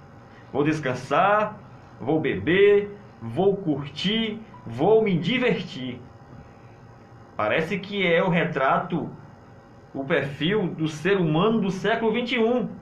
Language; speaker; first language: Portuguese; native; Portuguese